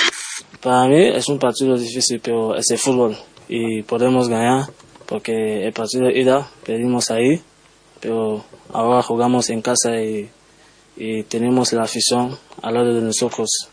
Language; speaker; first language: Spanish; non-native, learner; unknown